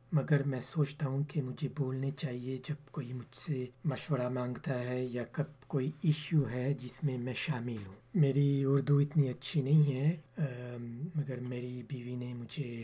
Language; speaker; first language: Urdu; early bilingual, heritage; Urdu